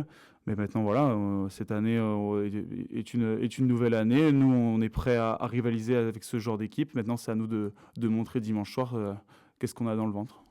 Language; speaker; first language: French; native; French